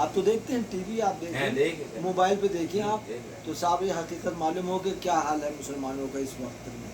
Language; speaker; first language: Hindi; native; Hindi